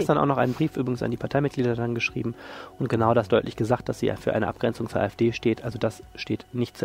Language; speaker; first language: German; native; German